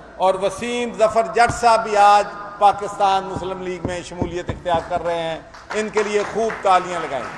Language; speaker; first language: Urdu; non-native, local second language; Punjabi